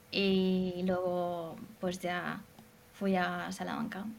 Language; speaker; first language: Spanish; non-native, fluent; Hungarian